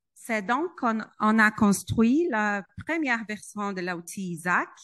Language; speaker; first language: French; non-native, fluent; Portuguese